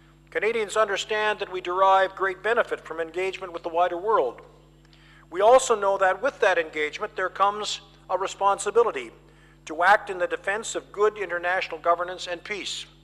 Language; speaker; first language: English; native; English